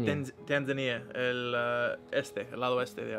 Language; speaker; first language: Spanish; non-native, learner; English